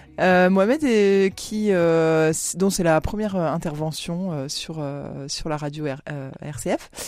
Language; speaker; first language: French; native; French